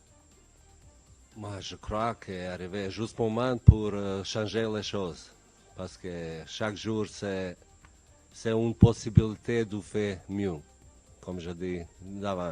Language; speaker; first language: French; non-native, learner; Bosnian